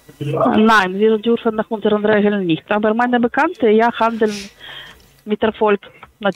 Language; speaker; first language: German; non-native, fluent; Polish